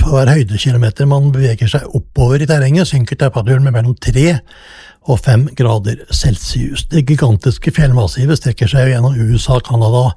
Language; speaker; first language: Norwegian; native; Norwegian